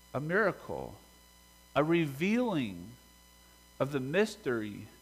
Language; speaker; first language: English; native; English